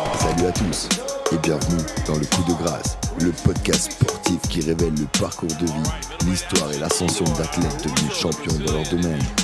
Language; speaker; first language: French; native; French